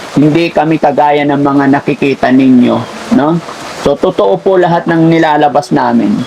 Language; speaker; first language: Filipino; native; Filipino